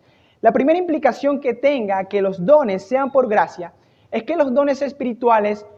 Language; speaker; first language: Spanish; native; Spanish